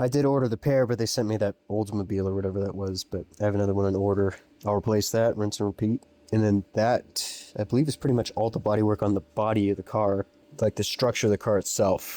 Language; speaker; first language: English; native; English